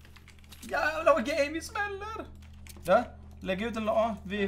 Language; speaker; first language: Swedish; native; Swedish